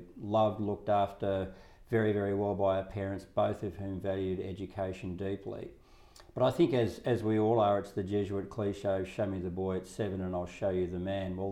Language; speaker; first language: English; native; English